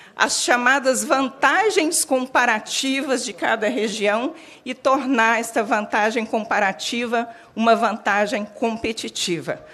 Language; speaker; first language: Portuguese; native; Portuguese